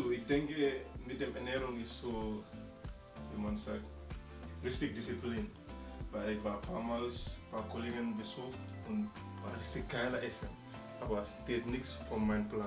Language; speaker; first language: German; non-native, learner; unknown